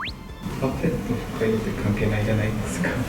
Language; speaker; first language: Japanese; non-native, fluent; Korean